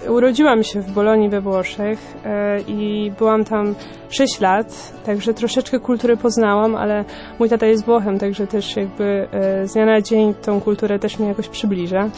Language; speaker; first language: Polish; early bilingual, other home language; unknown